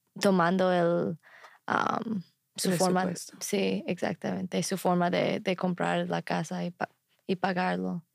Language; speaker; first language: Spanish; non-native, fluent; English